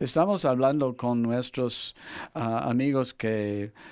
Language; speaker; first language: Spanish; non-native, fluent; English